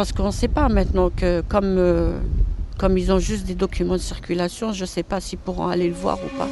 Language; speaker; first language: French; non-native, local second language; Arabic